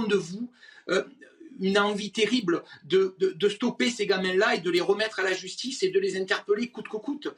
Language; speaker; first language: French; native; French